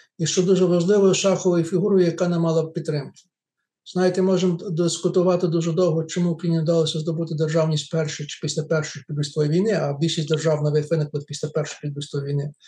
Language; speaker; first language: Ukrainian; native; Ukrainian